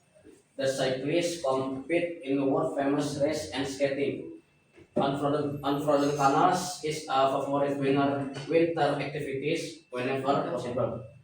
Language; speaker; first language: English; non-native, learner; Indonesian